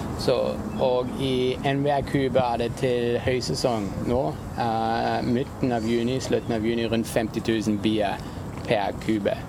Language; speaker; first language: Norwegian; non-native, fluent; German